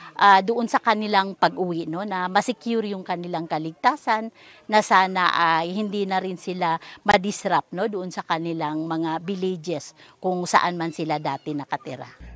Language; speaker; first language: Filipino; non-native, local second language; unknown